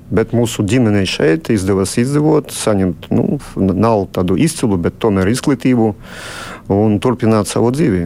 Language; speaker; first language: Latvian; non-native, local second language; Russian